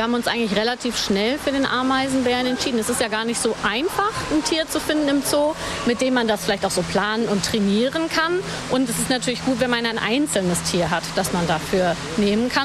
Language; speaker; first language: German; native; German